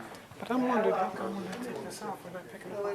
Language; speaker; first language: English; native; English